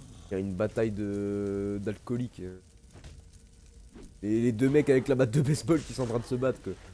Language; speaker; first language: French; native; French